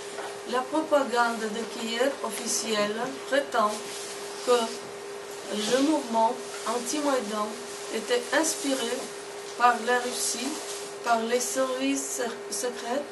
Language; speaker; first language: French; non-native, fluent; Russian